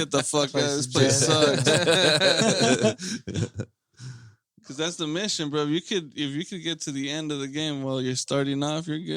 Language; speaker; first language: English; native; English